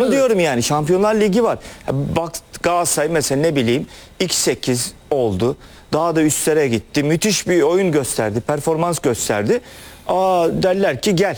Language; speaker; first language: Turkish; native; Turkish